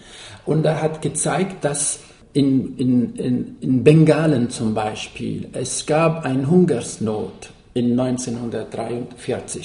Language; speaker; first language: German; non-native, fluent; Arabic